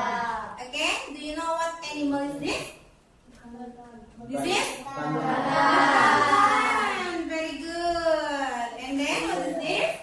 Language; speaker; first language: English; non-native, learner; Indonesian